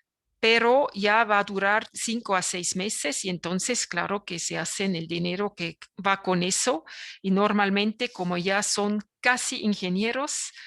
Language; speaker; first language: Spanish; non-native, fluent; French